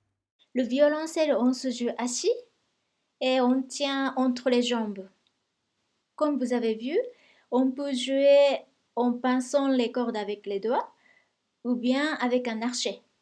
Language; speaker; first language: French; non-native, fluent; Japanese